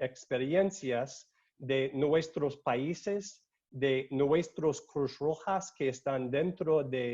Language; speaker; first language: Spanish; non-native, learner; English